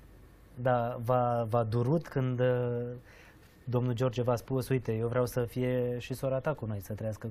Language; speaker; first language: Romanian; native; Romanian